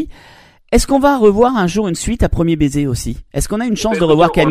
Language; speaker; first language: French; native; French